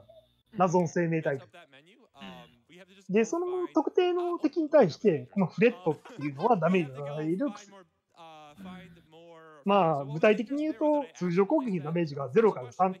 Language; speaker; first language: Japanese; native; Japanese